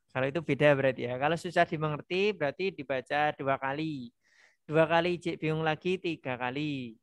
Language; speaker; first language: Indonesian; non-native, local second language; Javanese